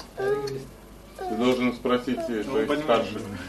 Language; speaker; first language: Russian; native; Russian